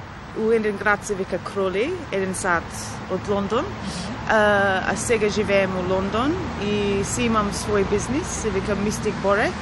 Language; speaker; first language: Macedonian; early bilingual, heritage; Macedonian